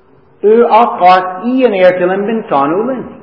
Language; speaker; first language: Hungarian; non-native, fluent; English